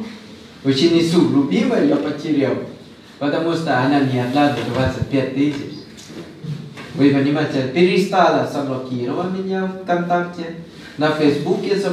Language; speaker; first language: Russian; non-native, fluent; Thai